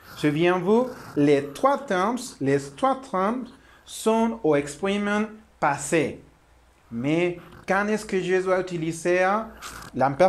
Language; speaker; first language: French; non-native, learner; Spanish